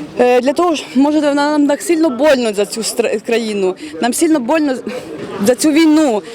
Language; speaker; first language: Ukrainian; native; Ukrainian